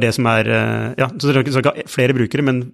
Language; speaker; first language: Norwegian; native; Norwegian